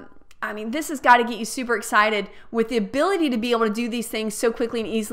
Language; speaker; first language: English; native; English